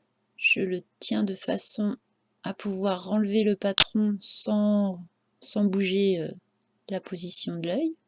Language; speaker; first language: French; native; French